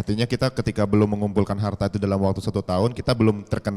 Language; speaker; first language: Indonesian; native; Indonesian